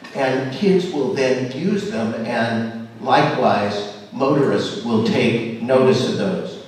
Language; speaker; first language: English; native; English